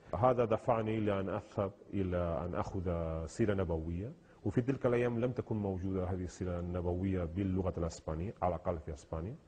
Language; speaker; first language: Arabic; non-native, fluent; Spanish